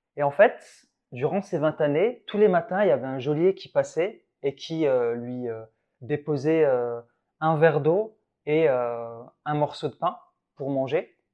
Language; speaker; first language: French; early bilingual, other home language; Arabic